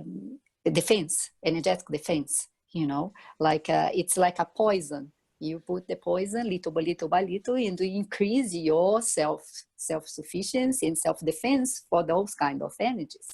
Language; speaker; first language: English; non-native, fluent; Portuguese